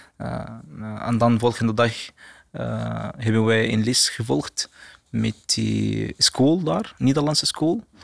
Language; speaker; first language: Dutch; non-native, learner; Arabic